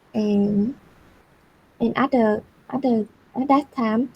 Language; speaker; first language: English; non-native, learner; Vietnamese